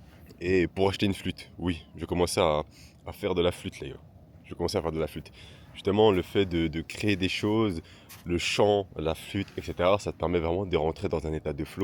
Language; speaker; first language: French; native; French